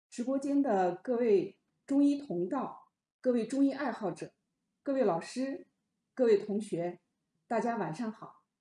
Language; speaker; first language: Chinese; native; Chinese